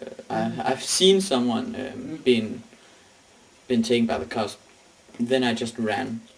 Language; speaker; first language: English; non-native, learner; Danish